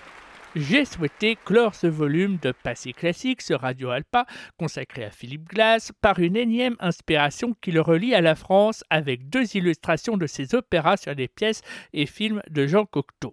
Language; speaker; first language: French; native; French